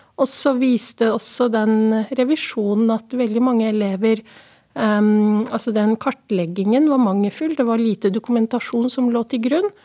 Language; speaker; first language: Norwegian; early bilingual, other home language; Somali